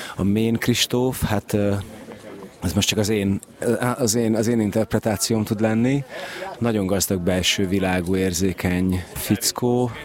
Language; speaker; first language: Hungarian; native; Hungarian